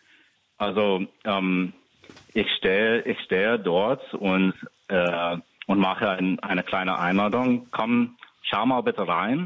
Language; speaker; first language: German; non-native, fluent; English